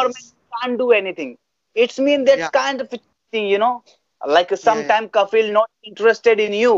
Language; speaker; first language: English; non-native, fluent; Bangla